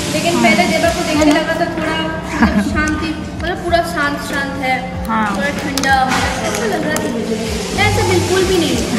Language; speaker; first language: Hindi; non-native, local second language; Bangla